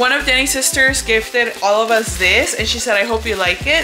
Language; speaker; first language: English; early bilingual, other home language; Spanish